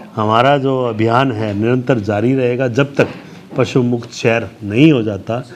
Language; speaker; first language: Hindi; native; Hindi